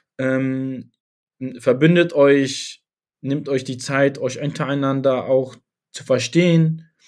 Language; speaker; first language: German; early bilingual, other home language; Kurdish